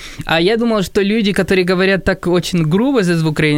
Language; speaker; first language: Russian; non-native, fluent; Spanish